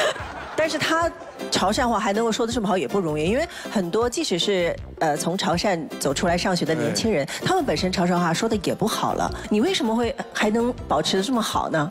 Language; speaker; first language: Chinese; native; Chinese